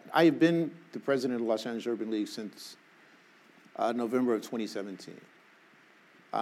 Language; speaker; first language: English; native; English